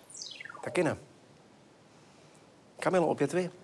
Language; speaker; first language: Czech; native; Czech